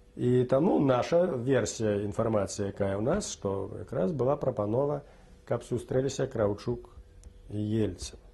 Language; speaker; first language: Belarusian; native; Belarusian